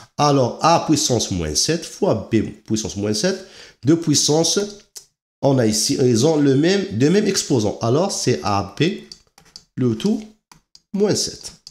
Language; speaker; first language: French; non-native, local second language; Arabic